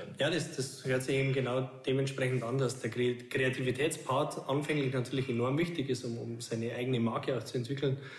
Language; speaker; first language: German; native; German